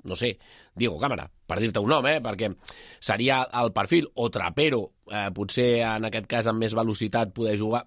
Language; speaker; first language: Catalan; native; Catalan